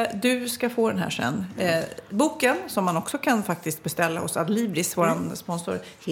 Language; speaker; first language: Swedish; native; Swedish